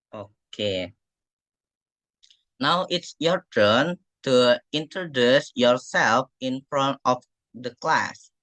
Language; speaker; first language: English; non-native, fluent; Indonesian